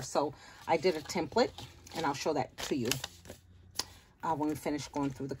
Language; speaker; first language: English; native; English